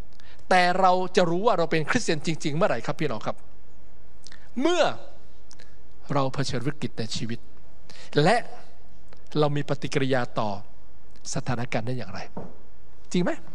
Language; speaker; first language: Thai; native; Thai